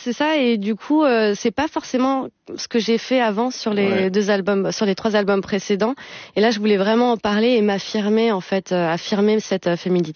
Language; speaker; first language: French; native; French